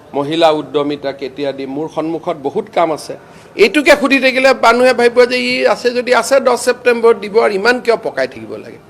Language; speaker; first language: Assamese; native; Assamese